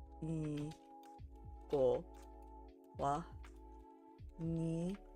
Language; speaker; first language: Japanese; non-native, learner; English